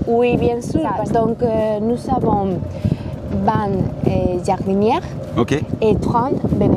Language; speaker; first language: French; non-native, learner; Spanish